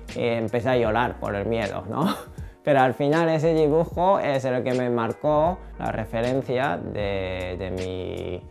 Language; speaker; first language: Spanish; non-native, fluent; Japanese